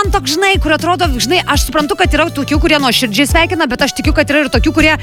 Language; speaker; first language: Lithuanian; native; Lithuanian